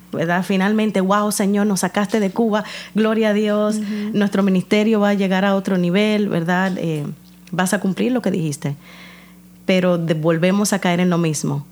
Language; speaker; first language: Spanish; native; Spanish